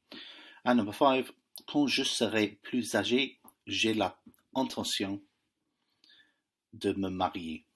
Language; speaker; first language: French; non-native, fluent; English